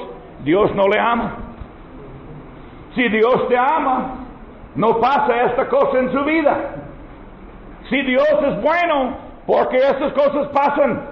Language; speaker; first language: Spanish; non-native, learner; English